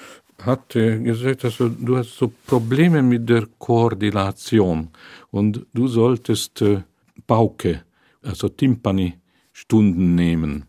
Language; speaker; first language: German; non-native, fluent; Hungarian